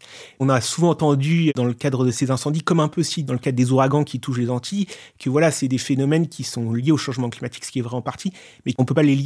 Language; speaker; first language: French; native; French